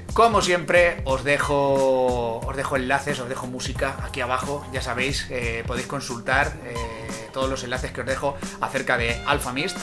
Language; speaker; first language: Spanish; native; Spanish